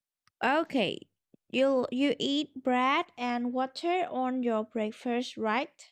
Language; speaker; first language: English; non-native, learner; Vietnamese